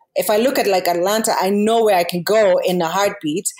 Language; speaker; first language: English; non-native, local second language; Kikuyu